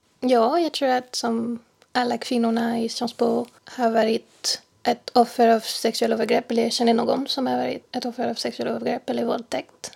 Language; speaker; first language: Swedish; non-native, fluent; French